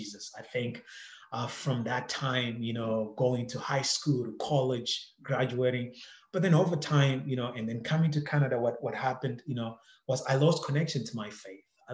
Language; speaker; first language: English; non-native, local second language; Shona